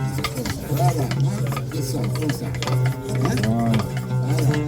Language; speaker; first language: French; non-native, learner; Arabic